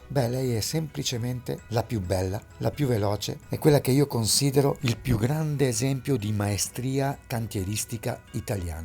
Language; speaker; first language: Italian; native; Italian